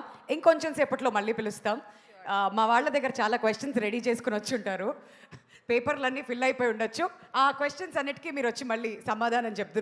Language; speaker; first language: Telugu; native; Telugu